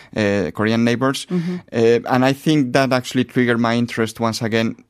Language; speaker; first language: English; non-native, fluent; Spanish